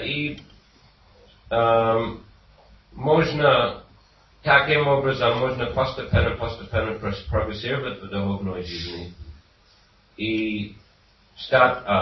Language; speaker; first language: Russian; non-native, fluent; English